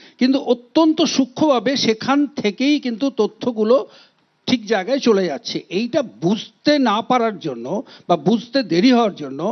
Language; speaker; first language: Bangla; native; Bangla